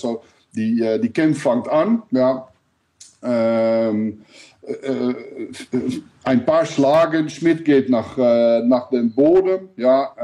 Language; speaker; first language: German; non-native, learner; Dutch